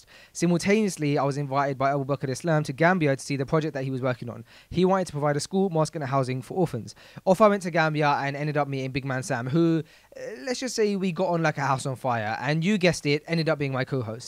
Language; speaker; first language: English; native; English